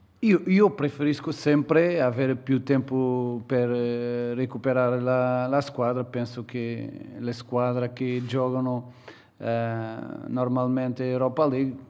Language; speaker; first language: Italian; non-native, learner; Portuguese